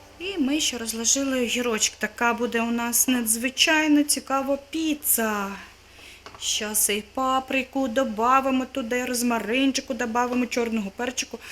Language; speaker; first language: Ukrainian; non-native, local second language; Russian